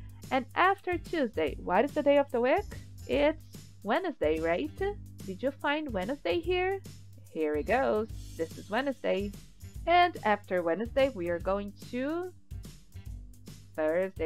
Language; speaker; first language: English; non-native, fluent; Portuguese